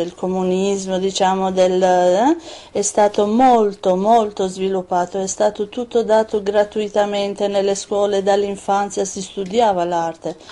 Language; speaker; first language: Italian; non-native, fluent; Albanian